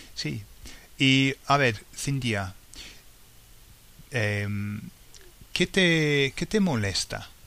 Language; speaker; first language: Spanish; non-native, fluent; English